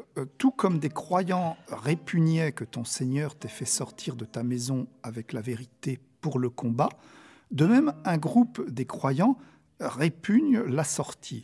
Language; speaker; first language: French; native; French